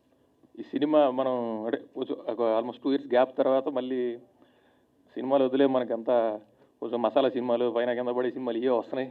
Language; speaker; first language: Telugu; native; Telugu